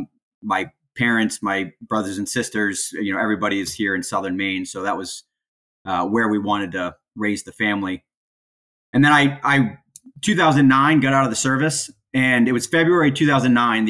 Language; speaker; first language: English; native; English